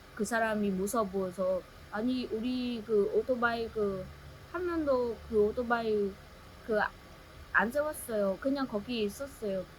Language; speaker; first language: Korean; non-native, learner; Vietnamese